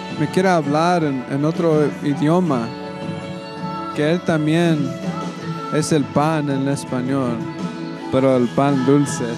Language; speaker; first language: Spanish; non-native, learner; English